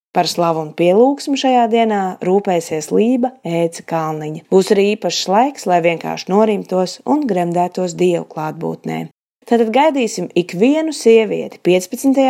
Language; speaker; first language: Latvian; native; Latvian